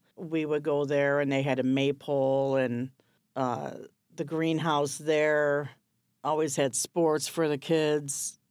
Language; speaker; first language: English; native; English